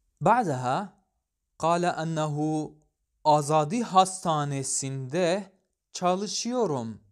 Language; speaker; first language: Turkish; non-native, fluent; Arabic